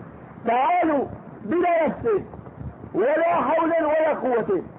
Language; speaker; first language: Arabic; native; Arabic